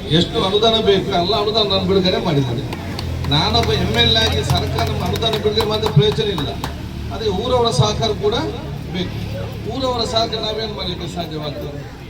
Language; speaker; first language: Kannada; non-native, local second language; Malayalam